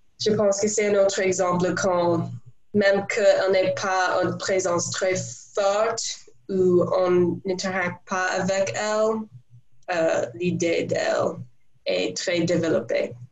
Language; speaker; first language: French; non-native, learner; English